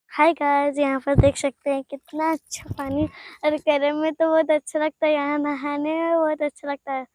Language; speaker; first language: Hindi; non-native, local second language; Bangla